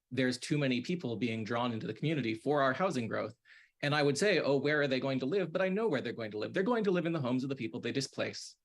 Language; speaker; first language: English; native; English